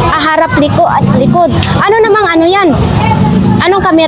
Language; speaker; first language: Filipino; native; Filipino